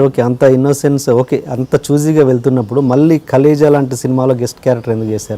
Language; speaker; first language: Telugu; native; Telugu